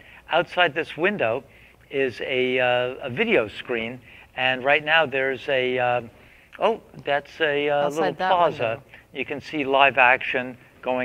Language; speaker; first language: English; native; English